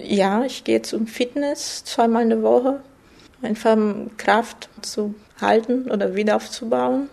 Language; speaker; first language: German; non-native, fluent; Portuguese